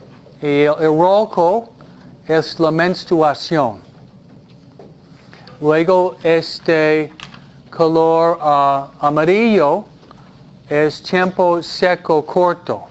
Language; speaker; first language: Spanish; non-native, fluent; English